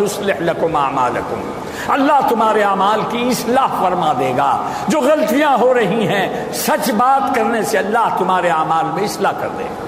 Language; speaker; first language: Urdu; native; Urdu